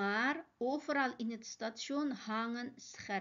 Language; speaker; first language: Dutch; non-native, fluent; Uyghur